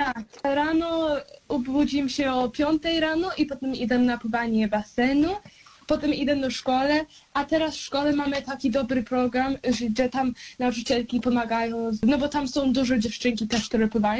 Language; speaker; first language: Polish; early bilingual, heritage; Polish